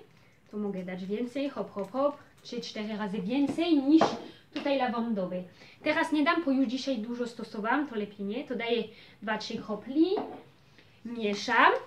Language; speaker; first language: Polish; early bilingual, heritage; Polish